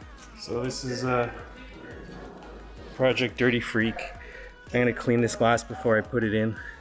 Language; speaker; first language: English; native; English